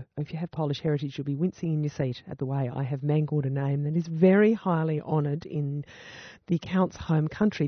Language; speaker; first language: English; native; English